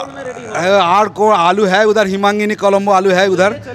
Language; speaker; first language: Hindi; non-native, local second language; Bangla